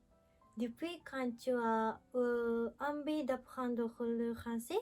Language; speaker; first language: French; non-native, learner; Japanese